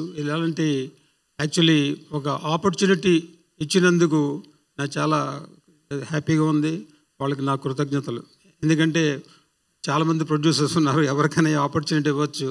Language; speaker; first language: Telugu; native; Telugu